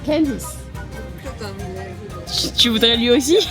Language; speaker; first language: French; native; French